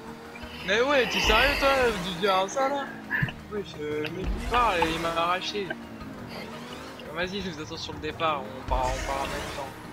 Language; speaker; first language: French; native; French